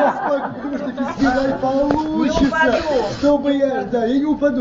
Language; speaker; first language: Russian; native; Russian